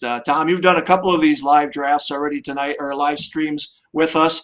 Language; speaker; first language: English; native; English